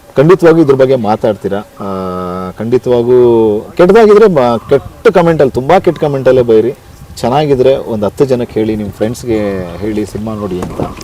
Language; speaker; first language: Kannada; native; Kannada